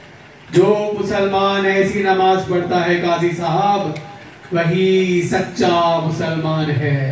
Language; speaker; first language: Hindi; native; Hindi